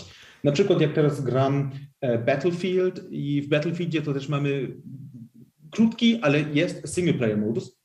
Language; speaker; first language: Polish; early bilingual, heritage; Polish